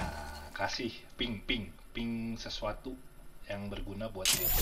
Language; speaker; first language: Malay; non-native, local second language; Sundanese